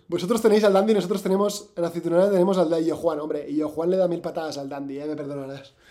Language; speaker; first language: Spanish; non-native, local second language; Catalan